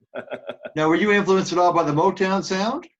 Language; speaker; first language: English; native; English